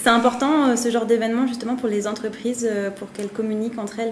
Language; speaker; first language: French; native; French